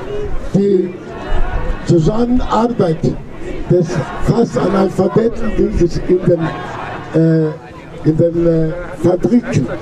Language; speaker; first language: German; non-native, fluent; Greek